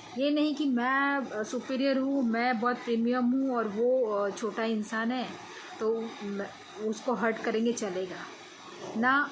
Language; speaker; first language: Hindi; native; Hindi